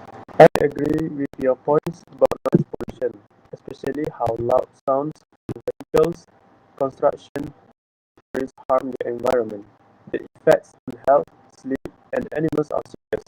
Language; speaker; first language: English; non-native, local second language; Malay